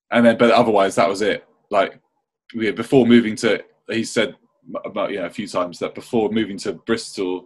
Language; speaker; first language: English; native; English